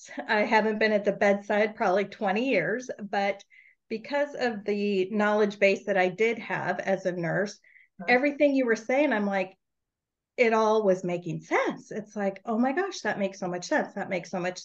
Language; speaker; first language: English; native; English